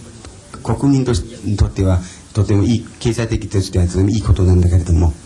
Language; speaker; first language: Japanese; non-native, fluent; Chinese